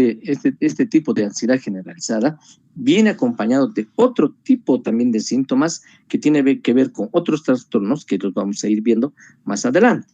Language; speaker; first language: Spanish; native; Spanish